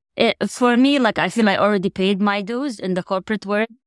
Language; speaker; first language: English; non-native, fluent; Arabic